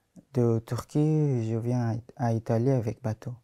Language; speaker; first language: French; non-native, learner; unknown